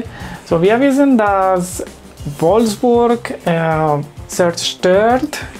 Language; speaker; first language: German; non-native, learner; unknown